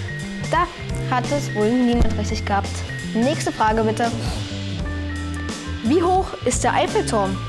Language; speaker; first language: German; native; German